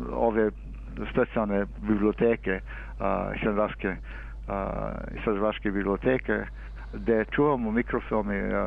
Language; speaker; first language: Serbian; early bilingual, heritage; Serbian